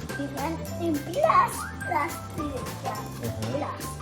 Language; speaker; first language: Turkish; early bilingual, heritage; Turkish